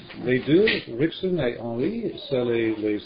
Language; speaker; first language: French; non-native, learner; English